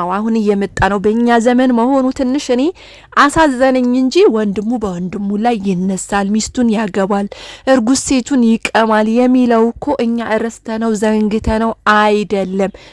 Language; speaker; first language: Amharic; non-native, local second language; Oromo